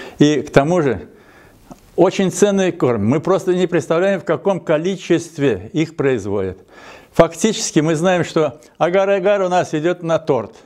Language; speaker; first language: Russian; native; Russian